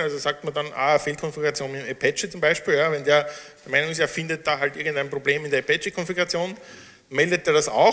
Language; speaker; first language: German; native; German